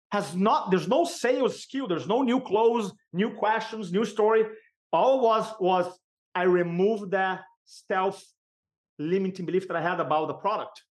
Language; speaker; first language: English; non-native, fluent; Portuguese